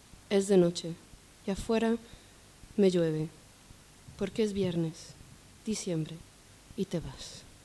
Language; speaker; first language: Spanish; native; Spanish